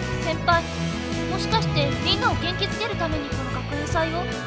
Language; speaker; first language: Japanese; native; Japanese